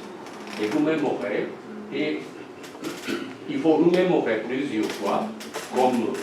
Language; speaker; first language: French; non-native, fluent; Japanese